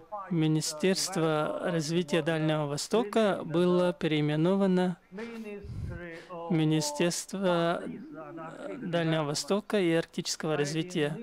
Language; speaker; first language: Russian; non-native, fluent; Chinese